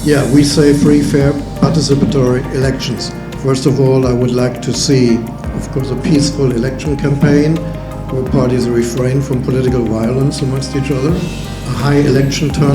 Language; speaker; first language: English; non-native, fluent; German